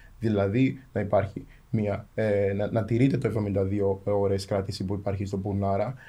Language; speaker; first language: Greek; early bilingual, other home language; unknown